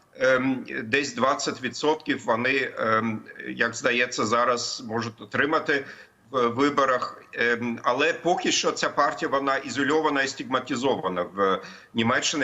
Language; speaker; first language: Ukrainian; non-native, fluent; German